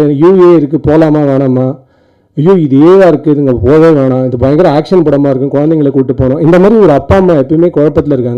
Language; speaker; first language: Tamil; native; Tamil